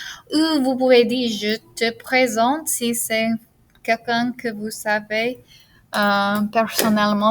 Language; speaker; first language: French; non-native, fluent; English